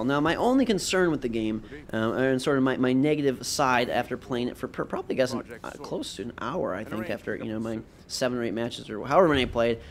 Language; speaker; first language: English; native; English